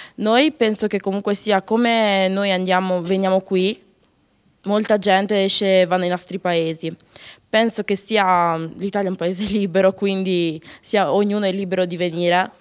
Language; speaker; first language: Italian; early bilingual, other home language; Albanian